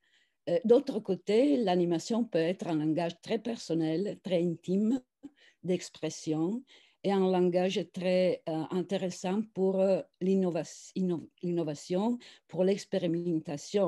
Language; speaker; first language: French; non-native, fluent; Italian